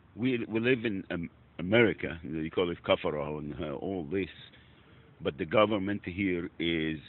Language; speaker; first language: English; non-native, fluent; Arabic